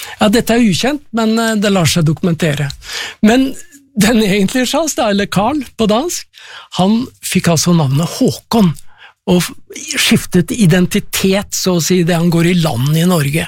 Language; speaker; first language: Norwegian; native; Norwegian